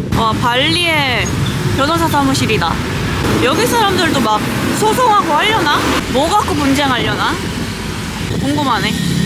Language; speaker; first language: Korean; early bilingual, heritage; Korean